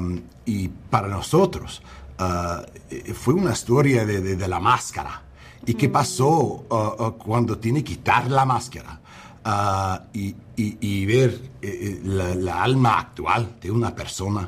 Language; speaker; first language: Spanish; non-native, fluent; English